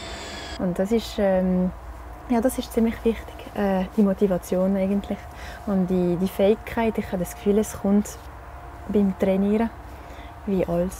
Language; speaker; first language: German; non-native, local second language; French